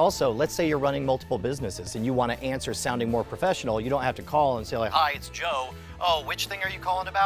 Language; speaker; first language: English; native; English